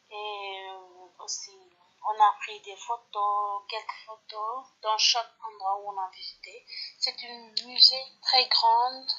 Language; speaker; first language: French; non-native, learner; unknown